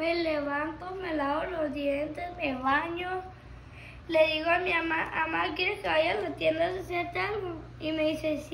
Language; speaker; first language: Spanish; native; Spanish